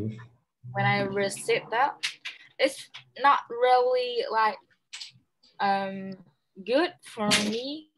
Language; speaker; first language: English; non-native, learner; Vietnamese